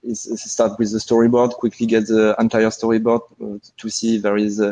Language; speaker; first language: English; non-native, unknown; French